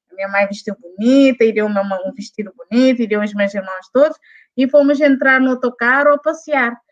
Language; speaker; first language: Portuguese; non-native, local second language; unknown